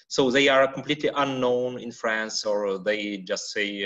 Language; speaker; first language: English; non-native, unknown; Ukrainian